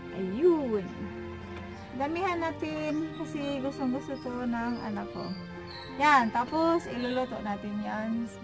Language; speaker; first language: Filipino; non-native, local second language; Cebuano